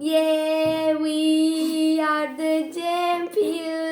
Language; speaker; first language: English; non-native, learner; Turkish